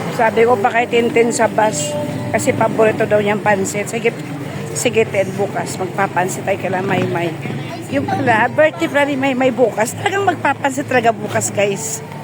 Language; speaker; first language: Filipino; non-native, local second language; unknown